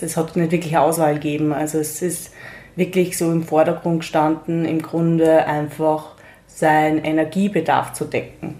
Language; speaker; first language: German; native; German